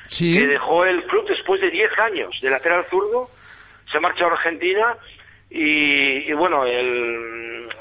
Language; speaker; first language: Spanish; non-native, fluent; German